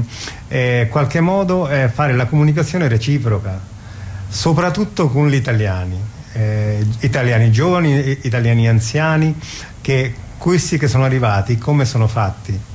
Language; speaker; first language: Italian; non-native, fluent; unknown